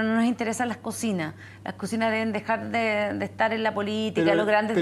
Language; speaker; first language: Spanish; native; Spanish